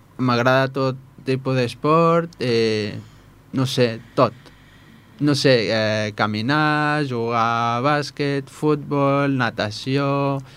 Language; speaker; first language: Catalan; non-native, fluent; Riffian